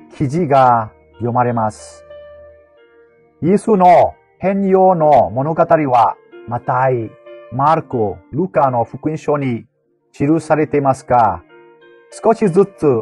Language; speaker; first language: Japanese; non-native, fluent; Burmese